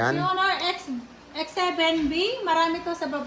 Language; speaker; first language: Filipino; native; Filipino